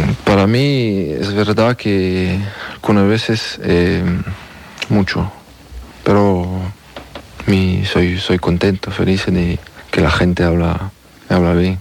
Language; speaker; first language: Spanish; non-native, learner; French